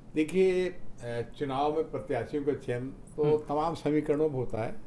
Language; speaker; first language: Hindi; native; Hindi